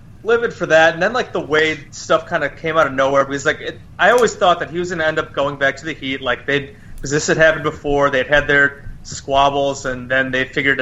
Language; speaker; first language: English; native; English